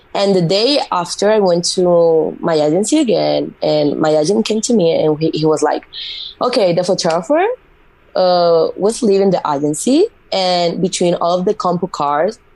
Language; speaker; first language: English; non-native, fluent; Spanish